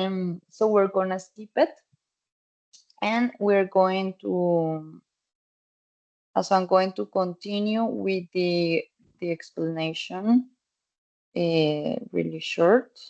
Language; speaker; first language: English; non-native, fluent; Spanish